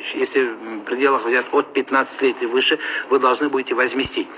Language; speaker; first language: Russian; non-native, local second language; Kazakh